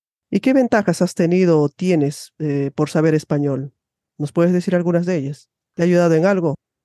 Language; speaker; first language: Spanish; native; Spanish